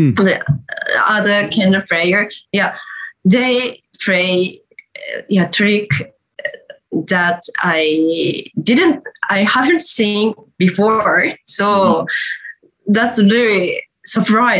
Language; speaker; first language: English; non-native, learner; Japanese